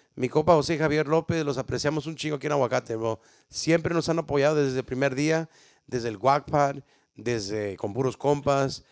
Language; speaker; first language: Spanish; early bilingual, heritage; Spanish